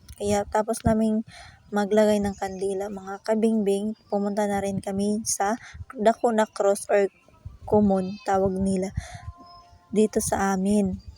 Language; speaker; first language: Filipino; non-native, local second language; Cebuano